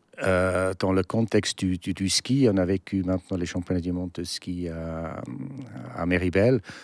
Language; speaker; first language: French; non-native, local second language; German